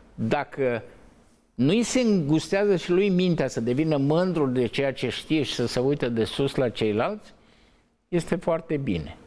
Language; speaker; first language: Romanian; native; Romanian